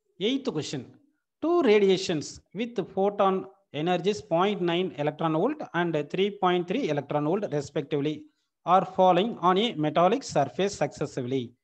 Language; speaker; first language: English; non-native, local second language; Tamil